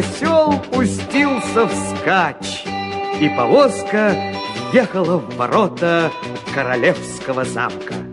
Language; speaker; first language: Russian; native; Russian